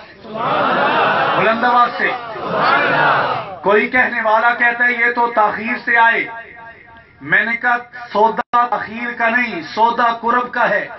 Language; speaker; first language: Urdu; non-native, local second language; Punjabi